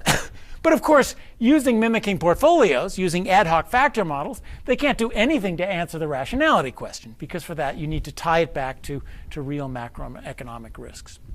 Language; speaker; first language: English; native; English